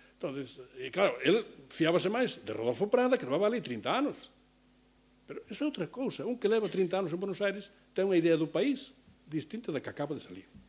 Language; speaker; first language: Galician; native; Galician